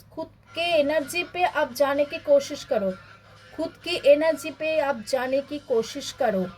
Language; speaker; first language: Hindi; non-native, local second language; Bangla